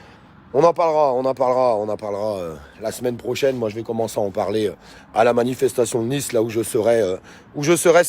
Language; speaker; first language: French; native; French